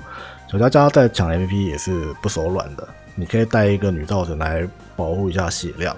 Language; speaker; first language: Chinese; native; Chinese